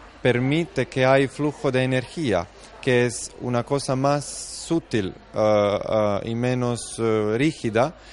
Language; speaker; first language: Spanish; non-native, fluent; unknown